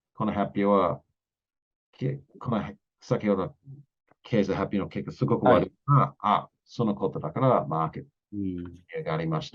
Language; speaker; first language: Japanese; non-native, learner; English